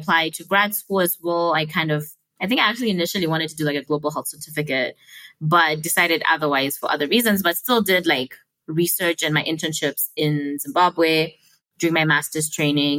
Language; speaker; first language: English; non-native, local second language; Shona